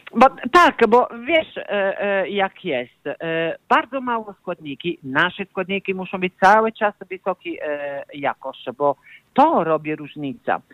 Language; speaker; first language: Polish; non-native, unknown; Italian